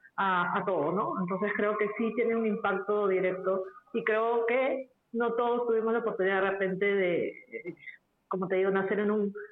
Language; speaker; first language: Spanish; native; Spanish